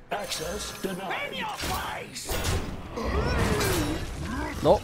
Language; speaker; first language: English; non-native, fluent; Romanian